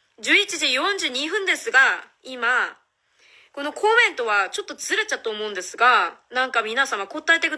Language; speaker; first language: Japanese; non-native, fluent; Korean